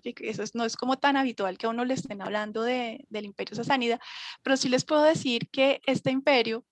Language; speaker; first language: Spanish; native; Spanish